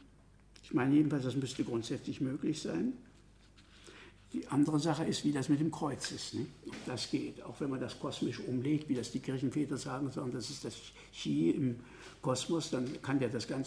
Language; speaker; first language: German; native; German